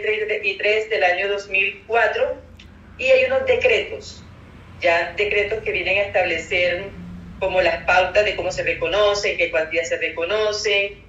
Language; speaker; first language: Spanish; native; Spanish